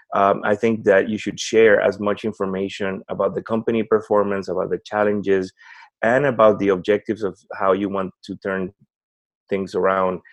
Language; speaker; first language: English; non-native, fluent; Spanish